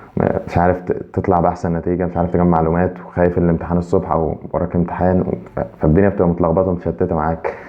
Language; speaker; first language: Arabic; native; Arabic